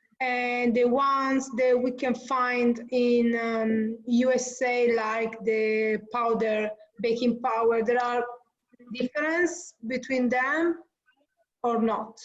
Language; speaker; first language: English; non-native, fluent; Italian